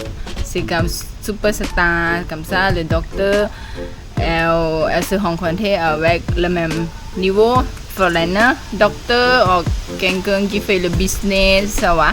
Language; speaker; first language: French; non-native, learner; Thai